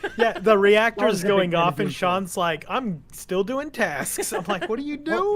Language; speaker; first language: English; native; English